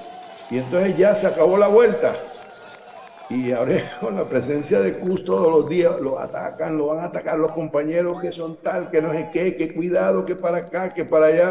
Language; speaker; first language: Spanish; native; Spanish